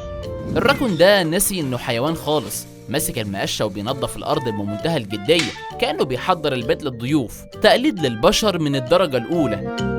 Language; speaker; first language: Arabic; native; Arabic